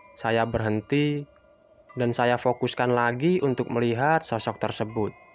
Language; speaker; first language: Indonesian; native; Indonesian